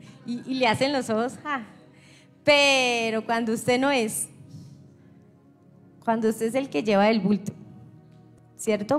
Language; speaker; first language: Spanish; native; Spanish